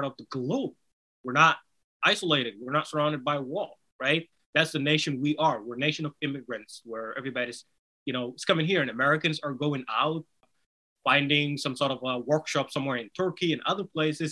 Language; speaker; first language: English; non-native, fluent; Somali